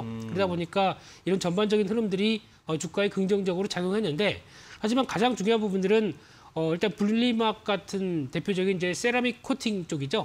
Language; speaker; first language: Korean; native; Korean